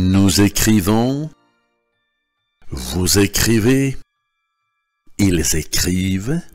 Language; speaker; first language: French; non-native, fluent; Russian